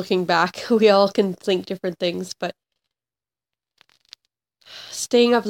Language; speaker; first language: English; native; English